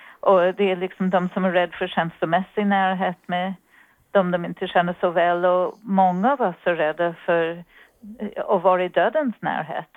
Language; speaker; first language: Swedish; non-native, fluent; English